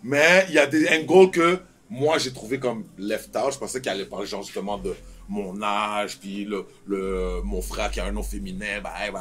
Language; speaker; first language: French; native; French